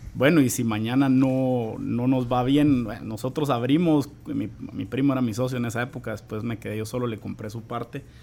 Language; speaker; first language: Spanish; native; Spanish